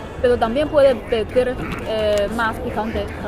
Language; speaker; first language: Spanish; non-native, learner; Chinese